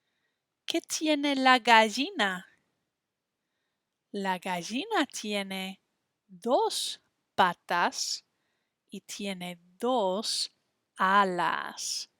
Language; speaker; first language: Spanish; non-native, fluent; English